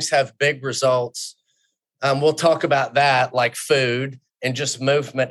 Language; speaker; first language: English; native; English